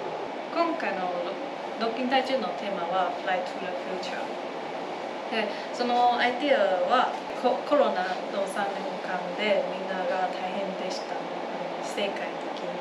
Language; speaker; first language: Japanese; non-native, fluent; Chinese